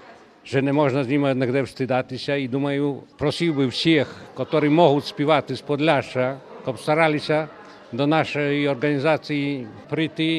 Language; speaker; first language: Polish; non-native, local second language; Ukrainian